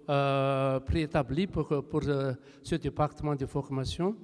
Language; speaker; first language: French; non-native, local second language; Malagasy